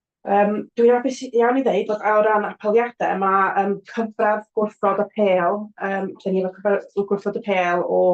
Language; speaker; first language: Welsh; native; Welsh